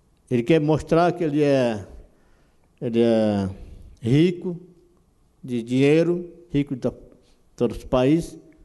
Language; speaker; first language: Portuguese; non-native, local second language; Yanomámi